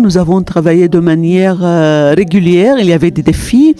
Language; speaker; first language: French; non-native, fluent; Arabic